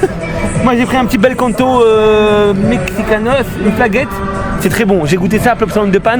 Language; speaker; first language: French; native; French